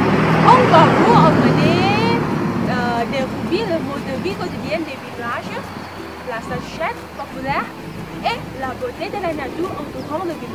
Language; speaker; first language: French; non-native, learner; Thai